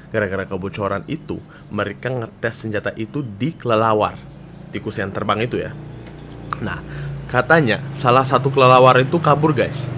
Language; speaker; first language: Indonesian; non-native, fluent; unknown